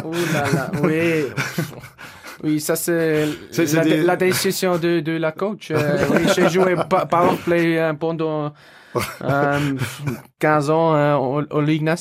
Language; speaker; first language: French; non-native, local second language; German